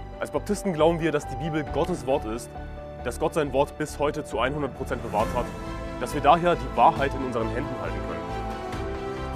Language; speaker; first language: German; native; German